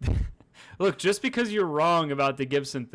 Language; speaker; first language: English; native; English